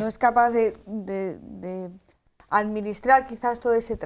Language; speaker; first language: Spanish; native; Spanish